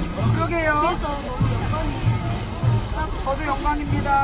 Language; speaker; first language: Korean; native; Korean